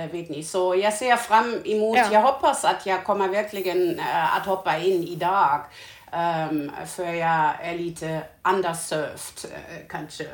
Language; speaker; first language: Swedish; non-native, learner; German